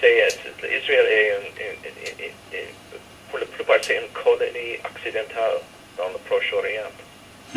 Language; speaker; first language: French; non-native, fluent; English